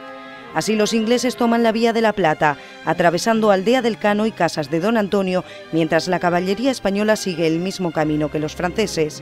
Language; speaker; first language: Spanish; native; Spanish